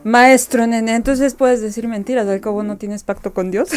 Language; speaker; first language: Spanish; native; Spanish